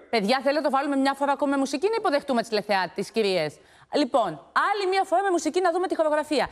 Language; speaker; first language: Greek; native; Greek